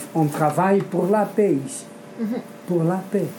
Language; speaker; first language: French; non-native, fluent; Portuguese